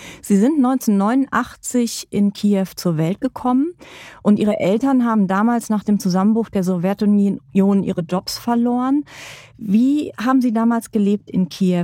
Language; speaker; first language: German; native; German